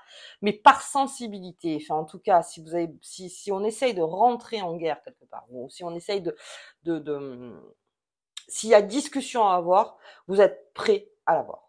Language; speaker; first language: French; native; French